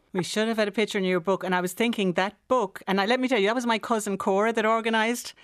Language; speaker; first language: English; native; English